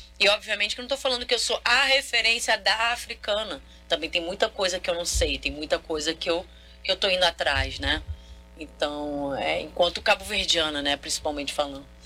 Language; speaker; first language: Portuguese; non-native, local second language; Kabuverdianu